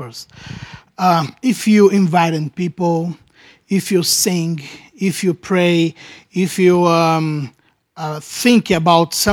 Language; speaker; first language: English; non-native, learner; Portuguese